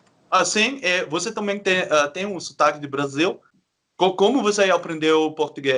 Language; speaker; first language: Portuguese; non-native, learner; English